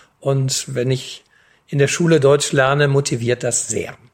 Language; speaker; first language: German; native; German